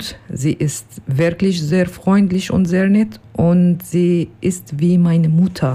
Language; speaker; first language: German; non-native, learner; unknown